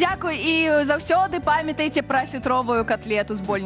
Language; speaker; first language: Belarusian; native; Belarusian